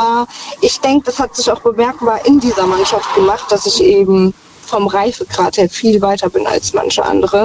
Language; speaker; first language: German; native; German